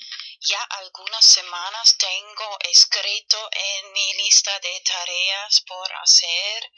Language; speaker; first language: Spanish; non-native, fluent; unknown